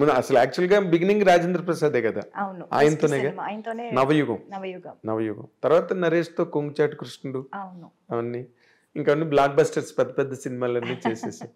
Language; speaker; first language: Telugu; native; Telugu